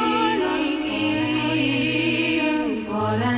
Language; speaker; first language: Hungarian; native; Hungarian